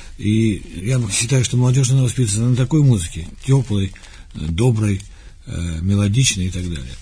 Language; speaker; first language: Russian; native; Russian